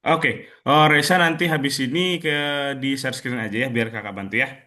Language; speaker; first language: Indonesian; native; Indonesian